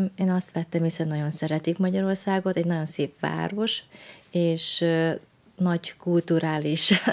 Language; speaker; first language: Hungarian; early bilingual, other home language; Vietnamese